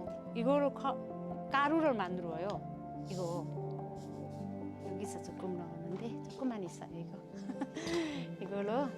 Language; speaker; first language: Korean; non-native, learner; Nepali